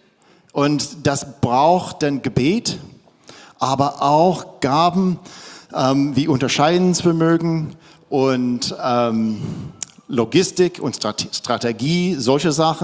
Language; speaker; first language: German; non-native, fluent; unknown